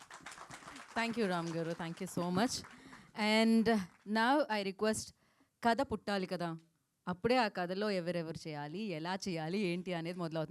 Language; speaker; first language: Telugu; native; Telugu